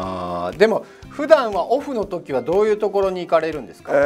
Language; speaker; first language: Japanese; native; Japanese